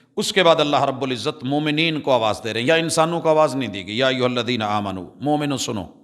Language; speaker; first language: Urdu; non-native, local second language; Punjabi